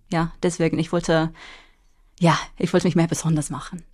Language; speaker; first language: German; non-native, fluent; English